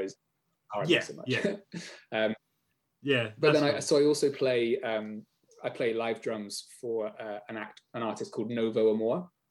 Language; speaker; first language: English; native; English